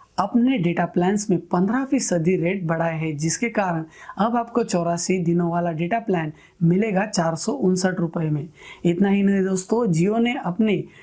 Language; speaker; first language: Hindi; non-native, local second language; Marathi